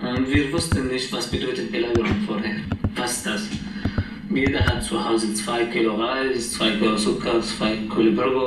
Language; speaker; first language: German; non-native, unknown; Arabic